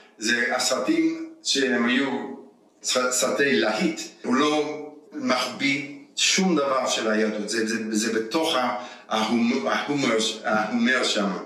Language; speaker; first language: Hebrew; early bilingual, heritage; Hebrew